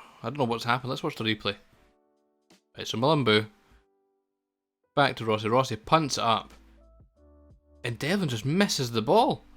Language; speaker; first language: English; native; English